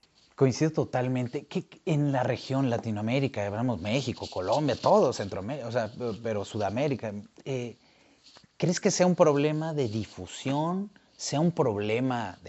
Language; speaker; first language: Spanish; native; Spanish